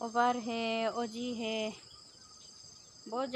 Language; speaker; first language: Hindi; non-native, local second language; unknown